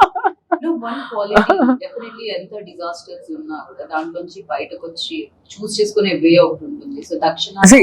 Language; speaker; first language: Telugu; native; Telugu